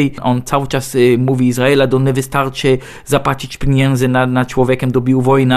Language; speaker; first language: Polish; non-native, learner; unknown